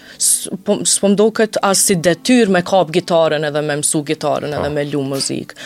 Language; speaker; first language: Albanian; early bilingual, heritage; Albanian